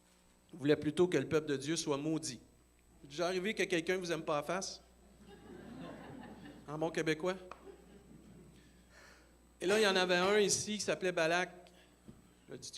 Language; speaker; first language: French; native; French